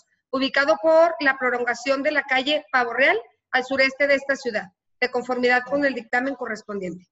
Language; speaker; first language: Spanish; native; Spanish